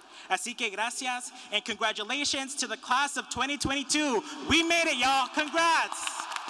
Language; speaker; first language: English; early bilingual, other home language; Spanish